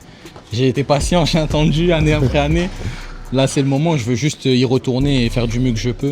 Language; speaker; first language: French; native; French